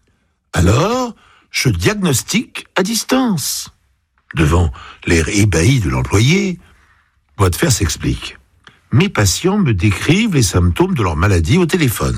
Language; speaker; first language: French; native; French